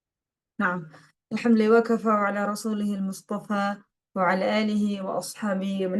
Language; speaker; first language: Arabic; non-native, fluent; Indonesian